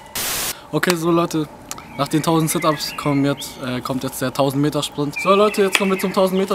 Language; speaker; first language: German; native; German